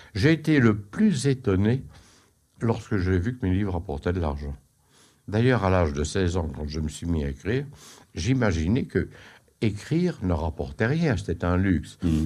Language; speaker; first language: French; native; French